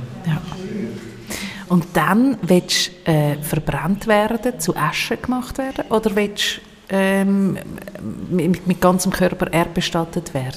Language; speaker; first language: German; native; German